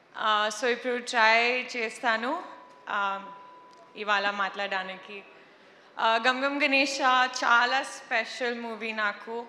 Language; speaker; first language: Telugu; non-native, learner; Hindi